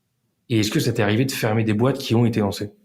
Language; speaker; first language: French; native; French